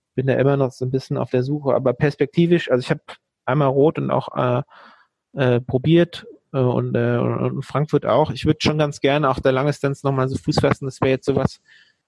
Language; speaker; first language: German; native; German